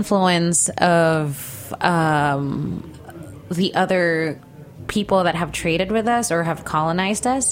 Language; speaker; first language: English; non-native, local second language; Filipino